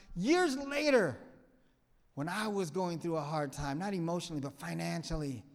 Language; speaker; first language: English; non-native, fluent; Vietnamese